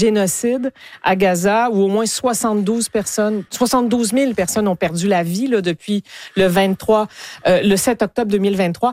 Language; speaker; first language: French; native; French